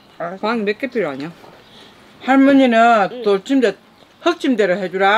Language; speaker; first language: Korean; native; Korean